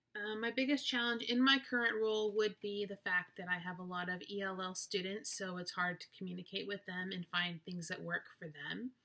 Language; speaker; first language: English; native; English